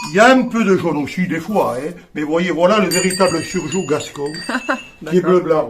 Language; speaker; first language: French; native; French